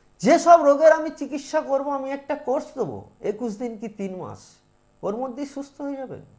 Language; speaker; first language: Bangla; native; Bangla